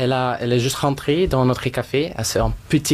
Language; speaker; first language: French; non-native, fluent; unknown